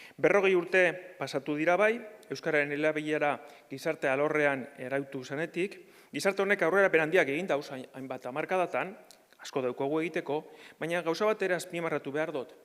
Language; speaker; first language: Basque; native; Basque